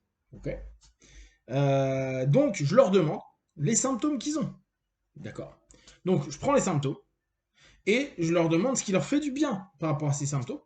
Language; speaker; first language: French; native; French